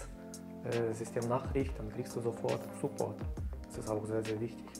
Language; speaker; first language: German; non-native, learner; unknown